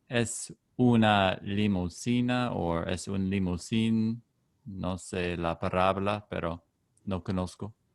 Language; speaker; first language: Spanish; non-native, learner; English